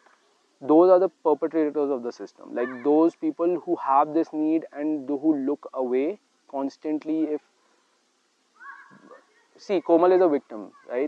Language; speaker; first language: English; non-native, local second language; Hindi